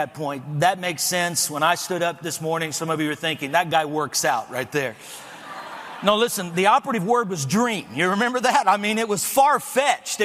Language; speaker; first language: English; native; English